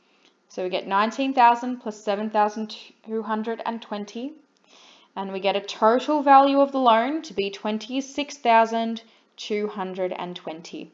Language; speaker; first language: English; native; English